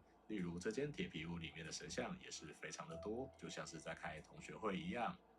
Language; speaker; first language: Chinese; native; Chinese